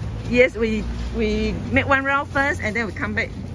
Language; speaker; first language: English; non-native, local second language; Chinese